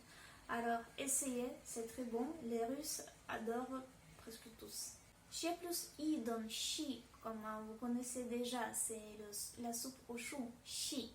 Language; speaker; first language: French; non-native, fluent; Russian